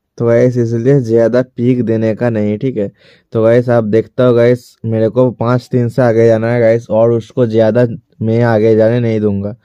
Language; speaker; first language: Hindi; non-native, local second language; Bangla